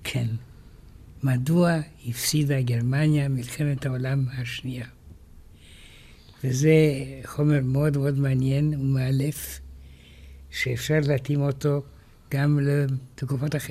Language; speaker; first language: Hebrew; non-native, fluent; Romanian